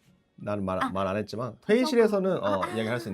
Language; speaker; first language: Korean; non-native, fluent; Japanese